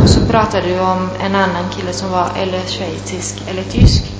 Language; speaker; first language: Swedish; non-native, fluent; Italian